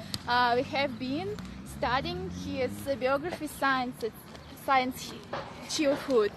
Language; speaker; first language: English; non-native, learner; Russian